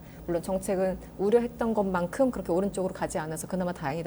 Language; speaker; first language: Korean; native; Korean